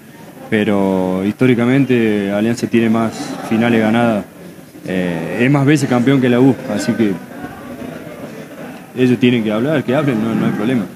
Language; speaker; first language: Spanish; native; Spanish